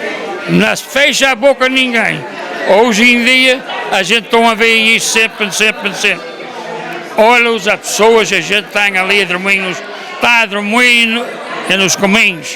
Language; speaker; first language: Portuguese; early bilingual, heritage; Portuguese